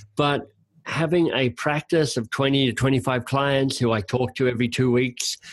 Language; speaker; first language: English; native; English